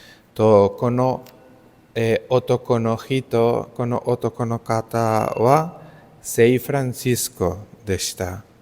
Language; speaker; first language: Japanese; non-native, learner; Spanish